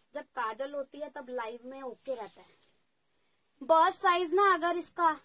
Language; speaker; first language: Hindi; native; Hindi